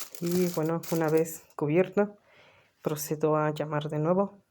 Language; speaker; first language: Spanish; native; Spanish